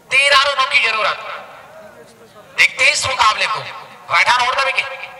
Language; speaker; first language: Hindi; non-native, local second language; Marathi